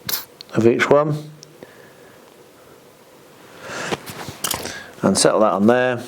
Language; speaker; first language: English; native; English